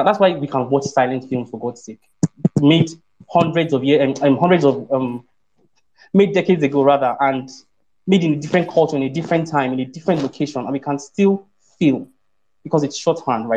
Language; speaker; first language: English; non-native, local second language; Yoruba